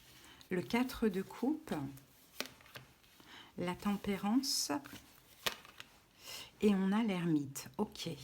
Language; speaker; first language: French; native; French